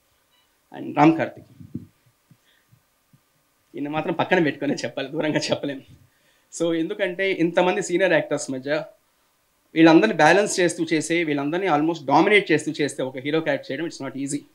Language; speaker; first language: Telugu; native; Telugu